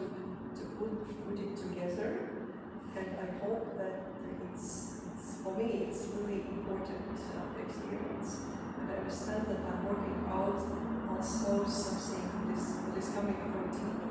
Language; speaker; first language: English; non-native, fluent; Latvian